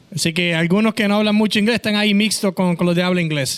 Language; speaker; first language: Spanish; native; Spanish